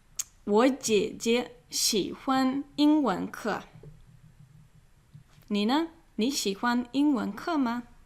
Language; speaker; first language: Chinese; non-native, fluent; English